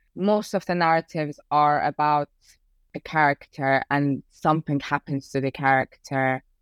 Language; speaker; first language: English; early bilingual, other home language; Persian